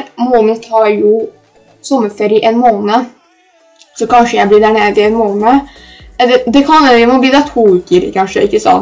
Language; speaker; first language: Norwegian; early bilingual, other home language; Polish